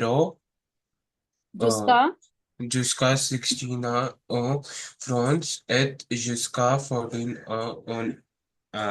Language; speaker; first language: French; non-native, learner; Hindi